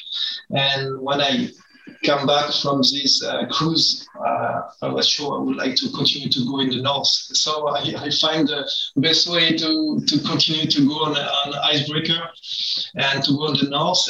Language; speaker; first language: English; non-native, learner; French